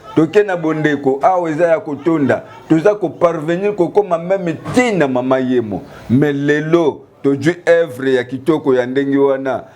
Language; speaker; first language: Lingala; native; Lingala